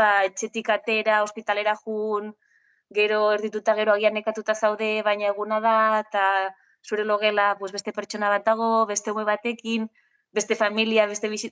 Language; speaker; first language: Basque; non-native, local second language; Spanish